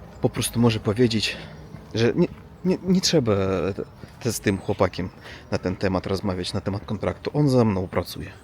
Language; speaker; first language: Polish; non-native, learner; Russian